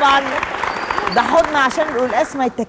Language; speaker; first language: Arabic; native; Arabic